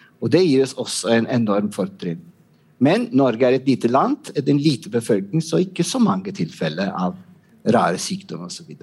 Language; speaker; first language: Norwegian; non-native, fluent; Italian